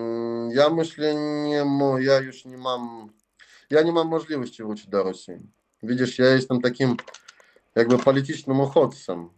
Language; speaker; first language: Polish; non-native, learner; Russian